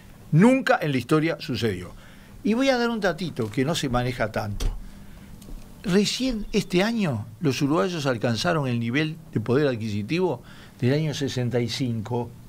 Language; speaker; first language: Spanish; native; Spanish